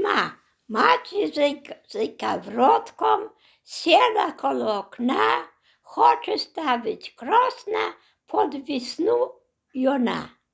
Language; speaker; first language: Polish; non-native, local second language; Belarusian